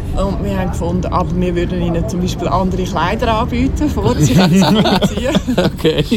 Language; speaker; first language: German; native; German